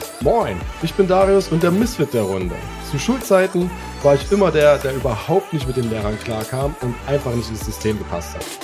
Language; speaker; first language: German; native; German